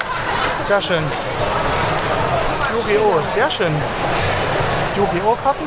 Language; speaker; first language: German; native; German